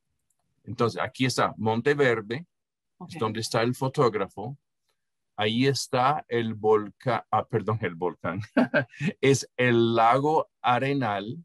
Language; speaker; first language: Spanish; non-native, fluent; English